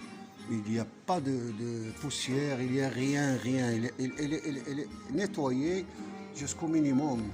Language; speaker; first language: French; non-native, fluent; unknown